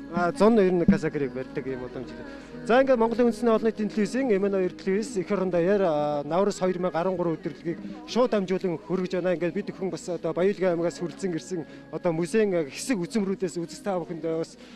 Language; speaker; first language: Mongolian; non-native, local second language; Kazakh